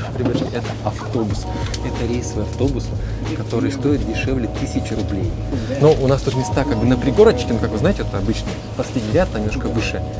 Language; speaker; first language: Russian; native; Russian